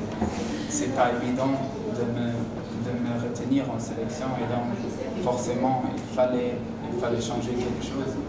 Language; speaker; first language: French; non-native, local second language; Luxembourgish